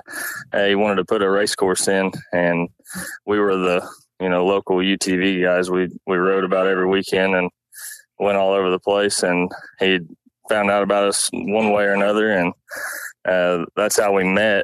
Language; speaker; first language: English; native; English